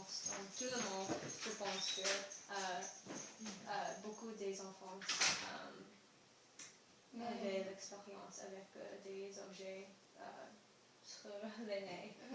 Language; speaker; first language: French; non-native, learner; English